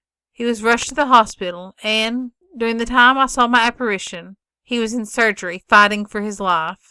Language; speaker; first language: English; native; English